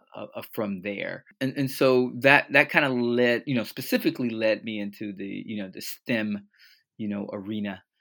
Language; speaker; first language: English; native; English